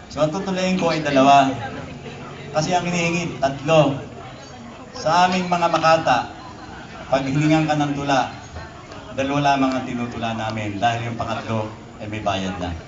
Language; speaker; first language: Filipino; native; Filipino